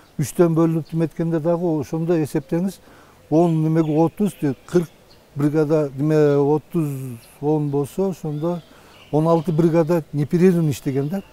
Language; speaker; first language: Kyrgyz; native; Kyrgyz